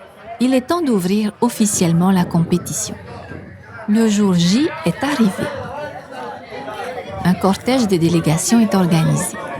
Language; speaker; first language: French; native; French